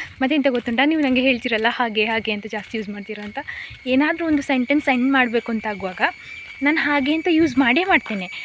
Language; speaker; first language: Kannada; non-native, local second language; Konkani